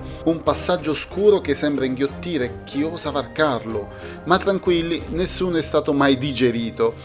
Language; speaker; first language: Italian; native; Italian